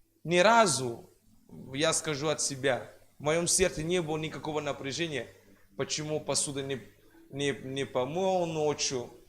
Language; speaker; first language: Russian; non-native, fluent; French